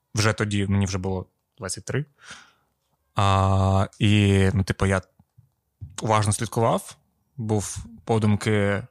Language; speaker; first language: Ukrainian; non-native, local second language; Russian